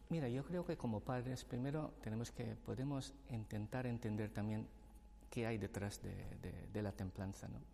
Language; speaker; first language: Spanish; non-native, fluent; Filipino